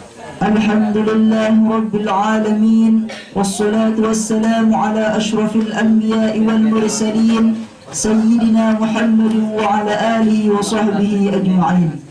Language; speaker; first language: Arabic; non-native, fluent; Indonesian